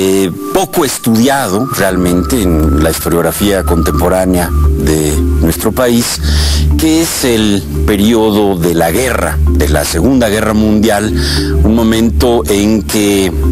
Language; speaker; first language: Spanish; native; Spanish